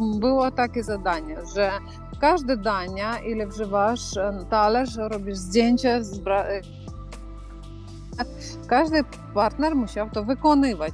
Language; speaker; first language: Polish; non-native, fluent; Ukrainian